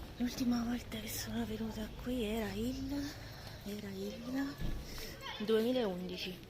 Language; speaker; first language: Italian; native; Italian